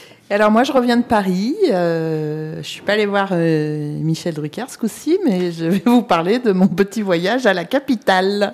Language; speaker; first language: French; native; French